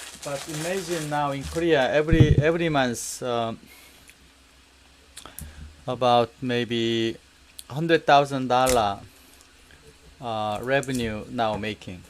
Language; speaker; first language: English; non-native, learner; Korean